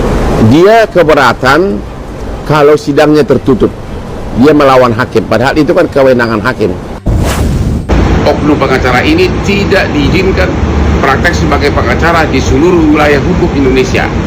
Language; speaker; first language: Indonesian; native; Indonesian